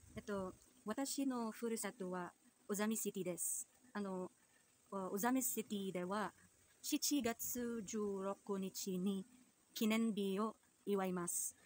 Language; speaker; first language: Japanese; non-native, learner; Filipino